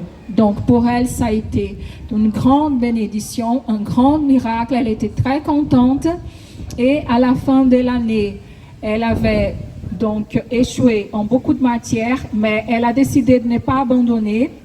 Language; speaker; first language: French; non-native, fluent; Portuguese